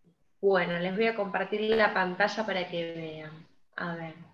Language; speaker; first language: Spanish; native; Spanish